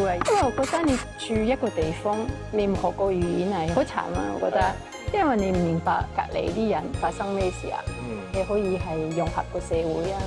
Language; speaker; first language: Cantonese; non-native, fluent; French